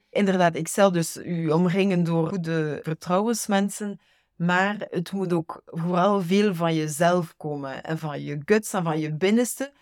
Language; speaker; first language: Dutch; native; Dutch